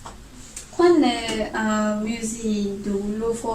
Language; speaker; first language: French; non-native, learner; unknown